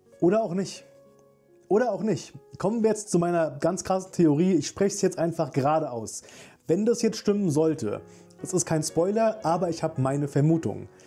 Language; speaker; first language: German; native; German